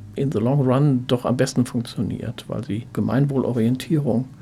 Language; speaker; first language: German; native; German